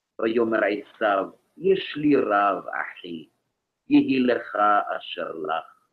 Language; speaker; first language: Hebrew; non-native, learner; English